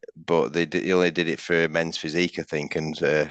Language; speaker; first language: English; native; English